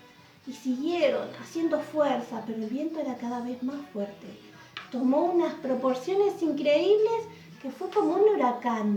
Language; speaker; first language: Spanish; native; Spanish